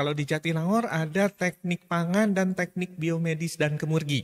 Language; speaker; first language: Indonesian; native; Indonesian